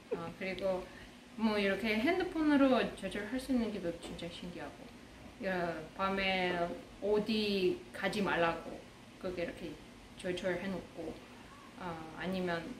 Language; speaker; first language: Korean; non-native, fluent; Russian